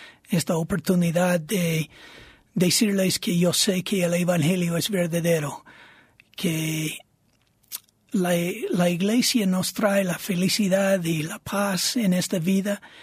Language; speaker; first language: Spanish; non-native, fluent; English